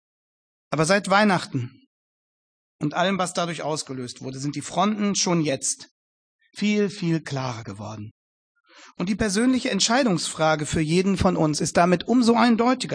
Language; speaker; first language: German; native; German